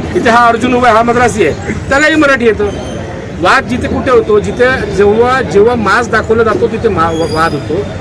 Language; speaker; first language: Marathi; native; Marathi